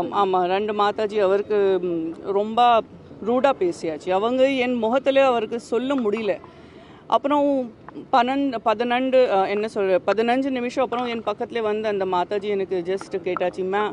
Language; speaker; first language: Tamil; non-native, local second language; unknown